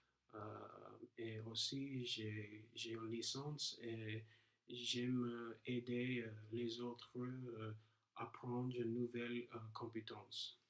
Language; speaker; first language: French; non-native, learner; English